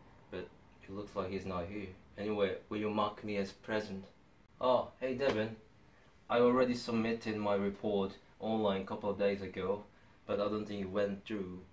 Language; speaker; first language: English; non-native, fluent; Korean